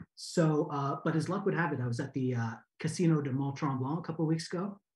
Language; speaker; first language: English; native; English